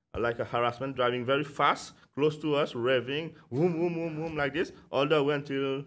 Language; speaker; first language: English; non-native, local second language; Seselwa Creole French